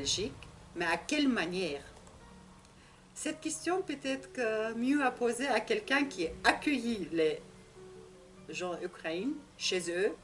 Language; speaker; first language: French; non-native, learner; Russian